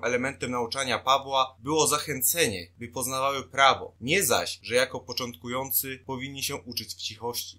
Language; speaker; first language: Polish; native; Polish